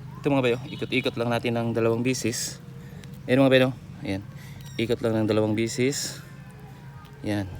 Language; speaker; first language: Filipino; non-native, local second language; Cebuano